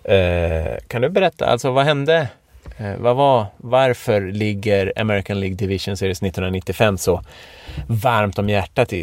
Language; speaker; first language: Swedish; native; Swedish